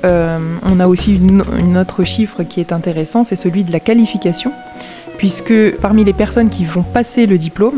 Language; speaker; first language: French; native; French